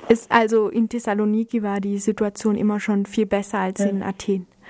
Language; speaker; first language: German; native; German